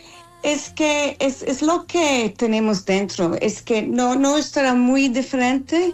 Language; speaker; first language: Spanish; non-native, fluent; English